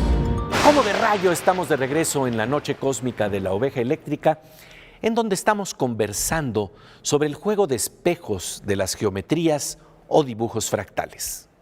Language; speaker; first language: Spanish; native; Spanish